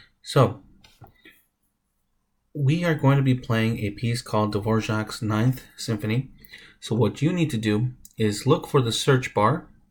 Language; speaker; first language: English; native; English